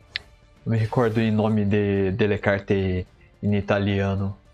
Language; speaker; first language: Italian; non-native, learner; Portuguese